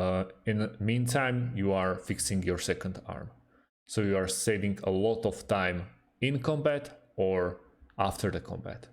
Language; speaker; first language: English; non-native, fluent; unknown